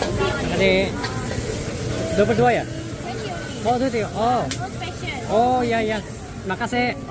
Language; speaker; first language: Indonesian; non-native, learner; Korean